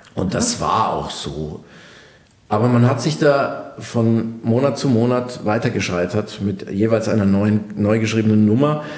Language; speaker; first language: German; native; German